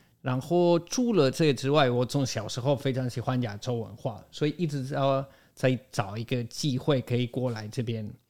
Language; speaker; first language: Chinese; non-native, fluent; Spanish